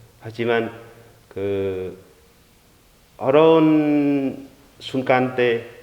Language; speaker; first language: Korean; non-native, learner; Vietnamese